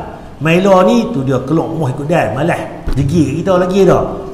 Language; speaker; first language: Malay; native; Malay